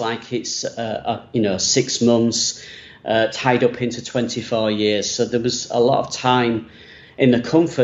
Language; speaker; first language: English; native; English